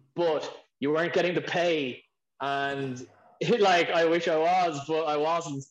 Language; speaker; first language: English; native; English